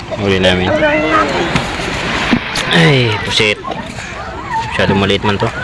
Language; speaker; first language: Filipino; native; Filipino